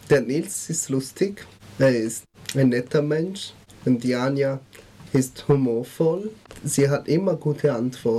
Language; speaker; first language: German; non-native, fluent; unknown